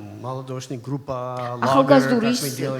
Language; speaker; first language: Russian; non-native, learner; English